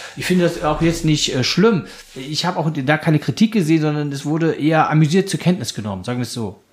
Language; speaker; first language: German; native; German